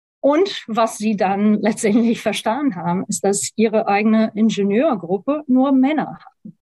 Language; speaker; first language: German; non-native, fluent; Portuguese